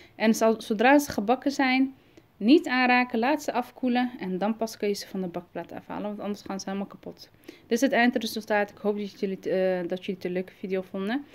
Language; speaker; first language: Dutch; early bilingual, other home language; Arabic